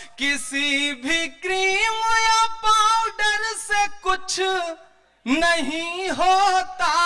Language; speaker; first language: Hindi; native; Hindi